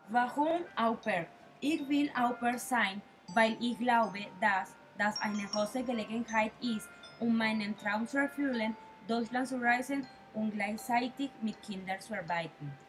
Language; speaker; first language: German; non-native, learner; Spanish